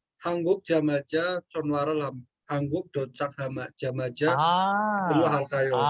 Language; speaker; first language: Korean; non-native, learner; Indonesian